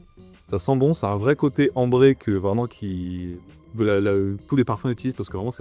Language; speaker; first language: French; native; French